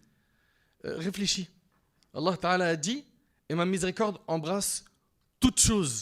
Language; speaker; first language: French; native; French